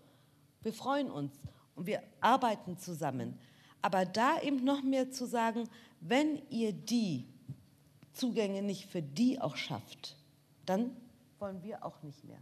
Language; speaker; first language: German; native; German